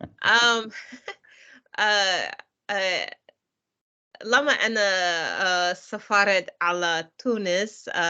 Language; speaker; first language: Arabic; non-native, learner; English